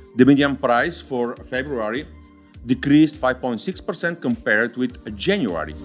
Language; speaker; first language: English; non-native, fluent; Bulgarian